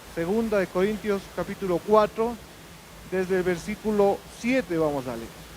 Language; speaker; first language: Spanish; native; Spanish